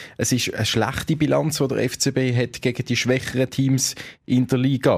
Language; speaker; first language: German; native; German